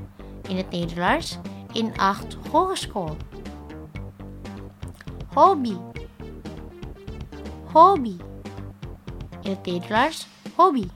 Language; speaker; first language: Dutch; non-native, learner; Indonesian